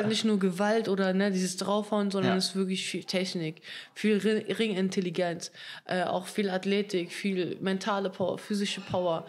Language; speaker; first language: German; early bilingual, other home language; Russian